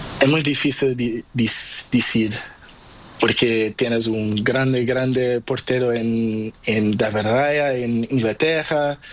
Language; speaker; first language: Spanish; non-native, local second language; Portuguese